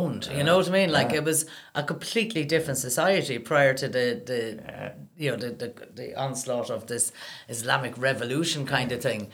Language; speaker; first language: English; native; English